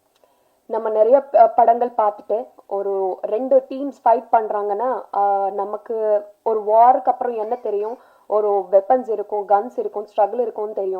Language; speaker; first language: Tamil; non-native, learner; Telugu